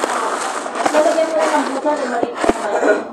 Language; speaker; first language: Filipino; native; Filipino